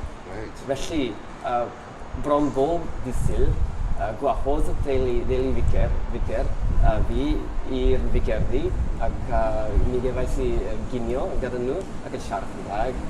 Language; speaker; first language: Welsh; non-native, learner; Japanese